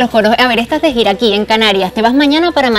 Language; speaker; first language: Spanish; native; Spanish